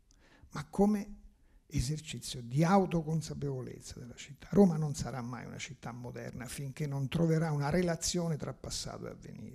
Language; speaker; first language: Italian; native; Italian